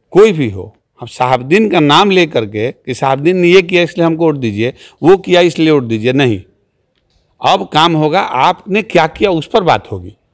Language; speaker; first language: Hindi; native; Hindi